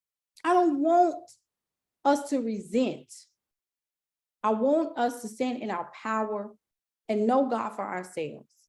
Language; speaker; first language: English; native; English